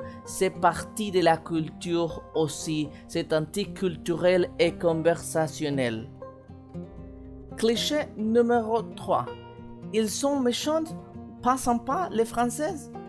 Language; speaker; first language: French; non-native, fluent; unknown